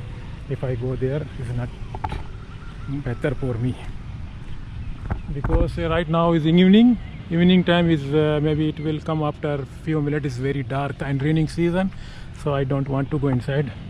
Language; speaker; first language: English; non-native, learner; Urdu